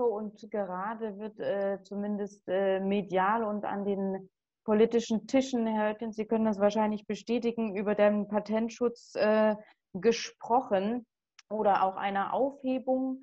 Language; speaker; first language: German; native; German